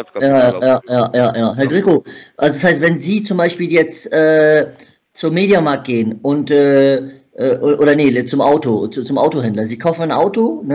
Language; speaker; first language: German; native; German